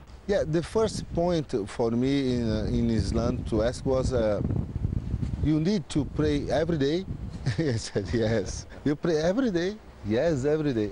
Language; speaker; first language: English; non-native, learner; Portuguese